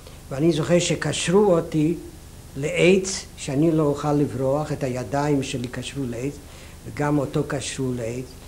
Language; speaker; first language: Hebrew; non-native, fluent; Yiddish